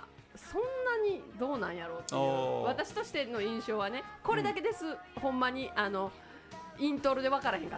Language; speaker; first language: Japanese; native; Japanese